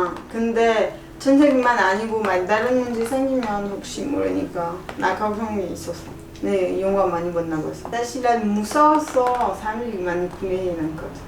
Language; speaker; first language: Korean; non-native, learner; French